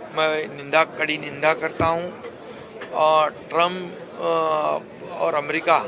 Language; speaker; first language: Hindi; non-native, local second language; Marathi